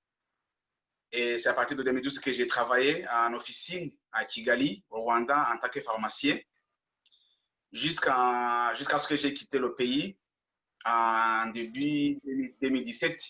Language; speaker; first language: French; non-native, local second language; Kinyarwanda